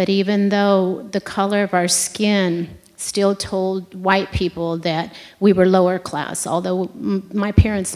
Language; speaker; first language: English; native; English